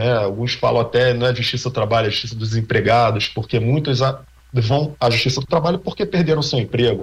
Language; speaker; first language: Portuguese; native; Portuguese